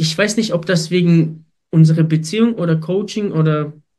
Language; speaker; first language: German; non-native, fluent; Ukrainian